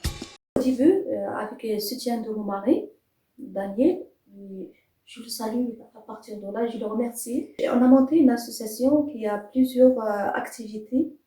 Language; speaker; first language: French; non-native, fluent; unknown